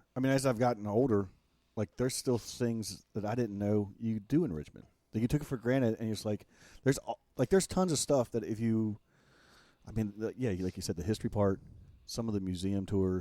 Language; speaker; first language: English; native; English